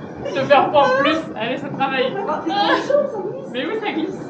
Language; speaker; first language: French; native; French